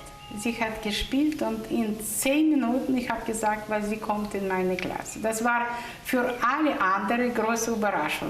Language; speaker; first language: German; non-native, learner; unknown